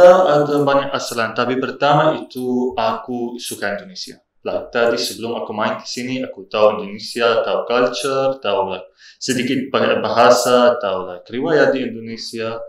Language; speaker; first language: Indonesian; non-native, learner; Arabic